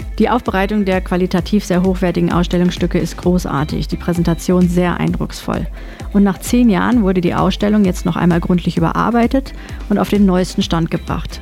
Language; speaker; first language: German; native; German